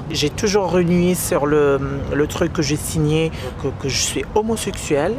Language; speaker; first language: French; non-native, local second language; Arabic